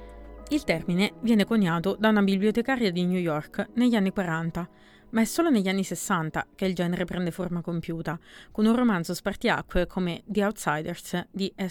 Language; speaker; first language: Italian; native; Italian